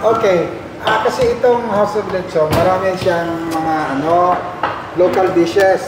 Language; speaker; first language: Filipino; non-native, local second language; Cebuano